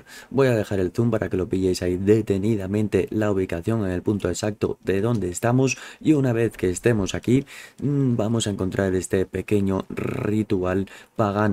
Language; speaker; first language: Spanish; native; Spanish